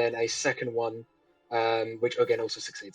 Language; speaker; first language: English; native; English